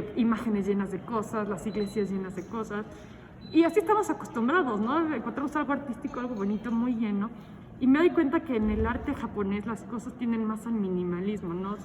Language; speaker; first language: Spanish; native; Spanish